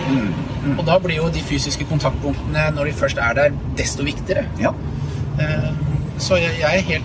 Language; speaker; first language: Norwegian; native; Norwegian